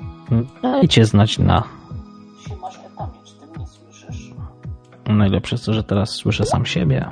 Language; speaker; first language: Polish; native; Polish